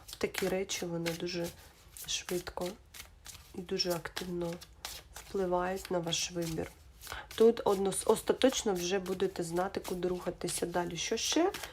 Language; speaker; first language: Ukrainian; non-native, local second language; Russian